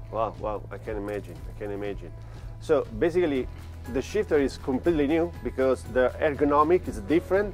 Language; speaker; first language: English; non-native, fluent; Italian